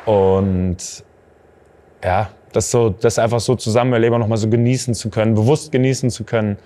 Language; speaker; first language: German; native; German